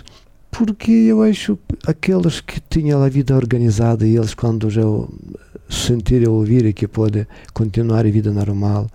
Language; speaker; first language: Portuguese; non-native, learner; Ukrainian